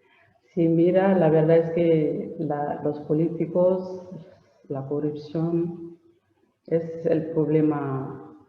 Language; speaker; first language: Spanish; non-native, learner; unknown